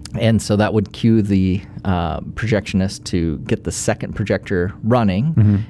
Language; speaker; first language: English; native; English